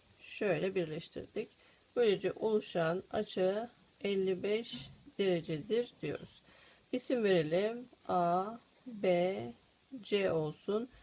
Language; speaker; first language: Turkish; native; Turkish